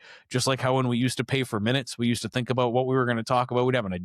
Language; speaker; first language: English; native; English